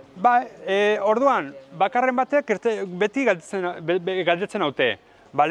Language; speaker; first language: Basque; native; Basque